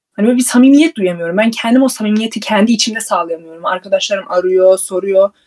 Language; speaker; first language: Turkish; early bilingual, heritage; Turkish